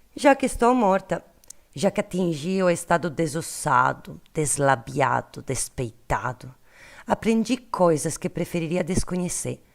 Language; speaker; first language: Portuguese; non-native, learner; Italian